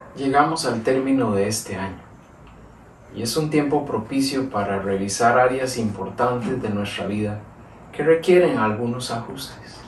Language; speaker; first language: Spanish; native; Spanish